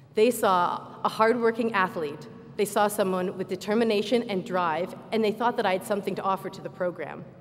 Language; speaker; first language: English; native; English